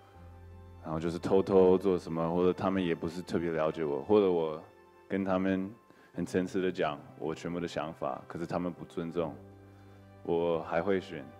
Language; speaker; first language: Chinese; early bilingual, heritage; English